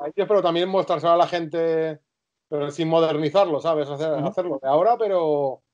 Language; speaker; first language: Spanish; native; Spanish